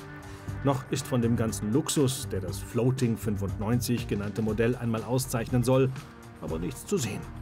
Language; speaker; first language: German; native; German